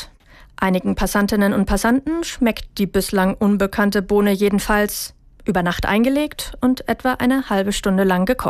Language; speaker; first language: German; native; German